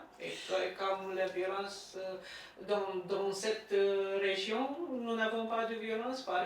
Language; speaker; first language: French; non-native, fluent; Romanian